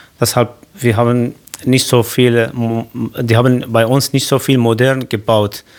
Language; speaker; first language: German; non-native, learner; Kurdish